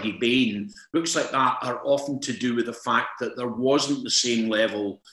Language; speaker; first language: English; native; English